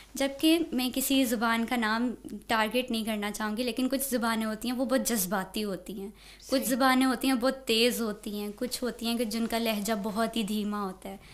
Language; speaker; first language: Urdu; native; Urdu